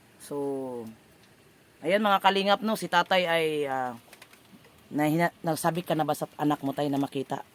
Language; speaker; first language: Filipino; non-native, local second language; Cebuano